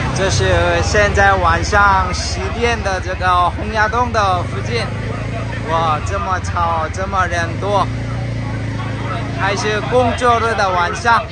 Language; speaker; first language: Chinese; non-native, fluent; Korean